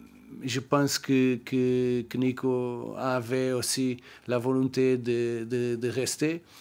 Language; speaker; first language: French; non-native, learner; Portuguese